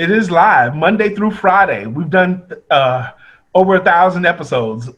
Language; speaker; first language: English; native; English